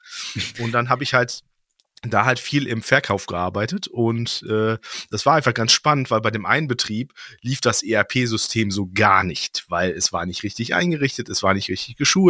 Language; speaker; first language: German; native; German